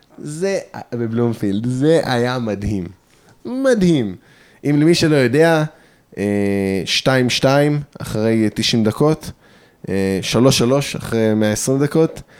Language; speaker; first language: Hebrew; early bilingual, other home language; English